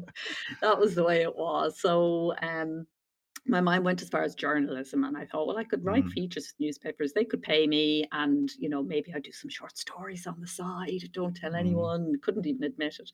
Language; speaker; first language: English; native; English